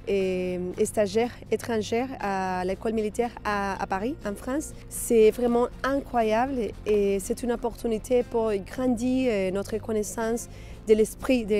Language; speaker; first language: French; non-native, fluent; Spanish